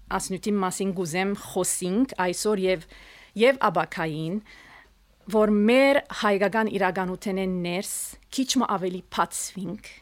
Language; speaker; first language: Armenian; early bilingual, heritage; Armenian